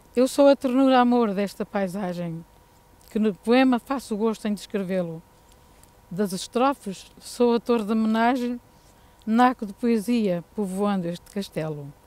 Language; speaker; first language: Portuguese; native; Portuguese